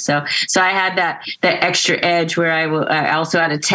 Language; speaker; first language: English; native; English